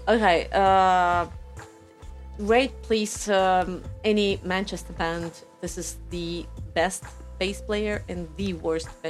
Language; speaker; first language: English; non-native, fluent; Russian